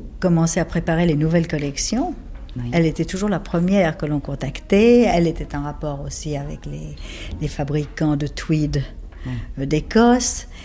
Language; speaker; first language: French; native; French